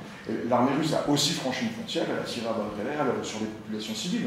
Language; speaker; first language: French; native; French